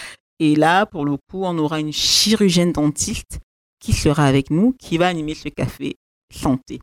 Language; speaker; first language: French; native; French